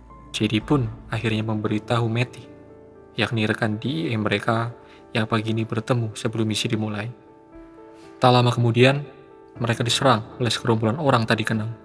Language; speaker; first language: Indonesian; native; Indonesian